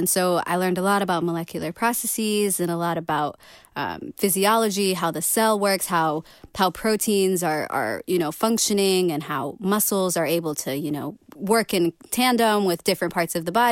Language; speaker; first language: English; native; English